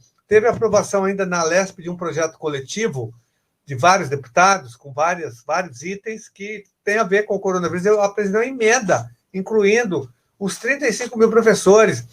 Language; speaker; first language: Portuguese; native; Portuguese